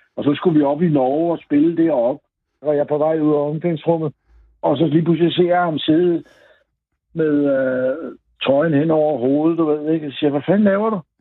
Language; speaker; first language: Danish; native; Danish